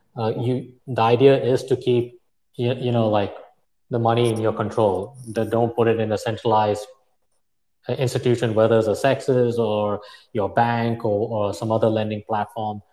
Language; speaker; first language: English; non-native, fluent; Arabic